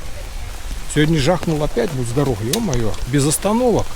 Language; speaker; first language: Russian; native; Russian